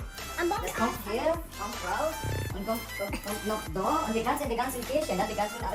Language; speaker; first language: German; non-native, learner; Filipino